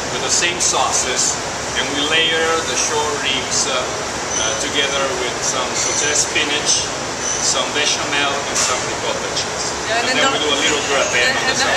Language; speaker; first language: English; non-native, fluent; Italian